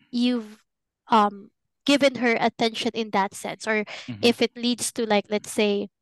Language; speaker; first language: English; non-native, local second language; Filipino